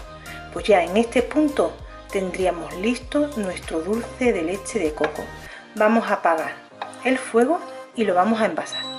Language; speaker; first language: Spanish; native; Spanish